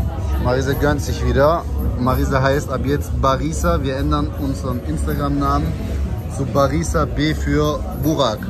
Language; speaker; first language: German; early bilingual, other home language; Turkish